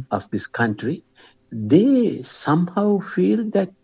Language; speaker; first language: English; non-native, local second language; Sinhala